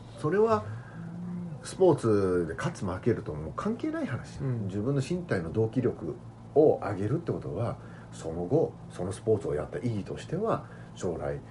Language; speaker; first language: Japanese; native; Japanese